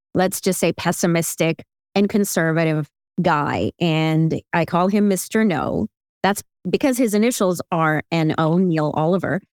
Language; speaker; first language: English; early bilingual, other home language; Ukrainian